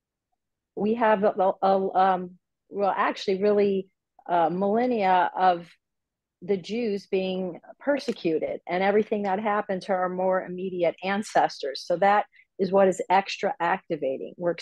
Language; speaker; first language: English; native; English